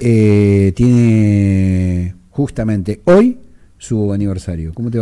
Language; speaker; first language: Spanish; native; Spanish